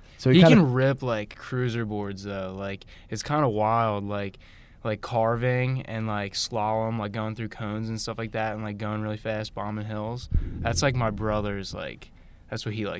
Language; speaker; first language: English; native; English